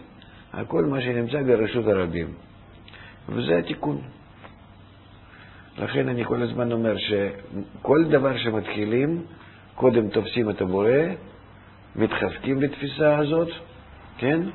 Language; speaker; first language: Hebrew; non-native, fluent; Russian